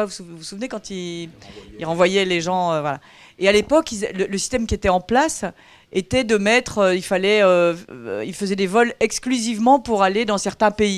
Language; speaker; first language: French; native; French